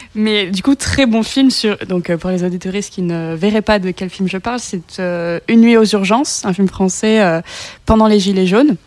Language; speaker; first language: French; native; French